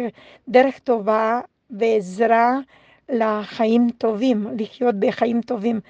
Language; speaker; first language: Hebrew; non-native, fluent; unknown